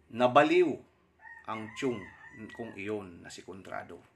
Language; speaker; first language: Filipino; non-native, local second language; Surigaonon